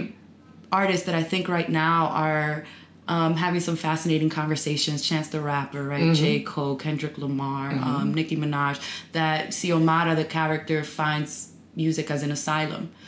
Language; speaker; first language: English; native; English